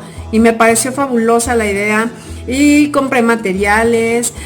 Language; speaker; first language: Spanish; native; Spanish